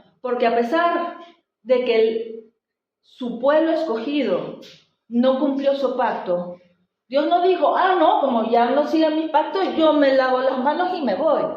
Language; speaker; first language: Spanish; native; Spanish